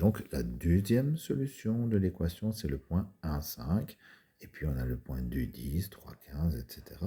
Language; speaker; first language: French; native; French